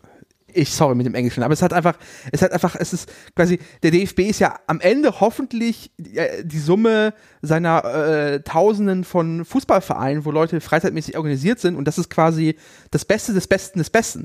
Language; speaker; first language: German; native; German